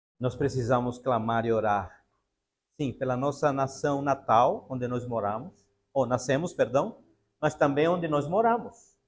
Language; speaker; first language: Portuguese; non-native, fluent; Spanish